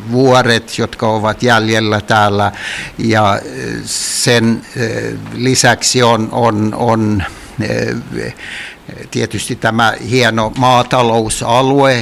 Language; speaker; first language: Finnish; non-native, local second language; Swedish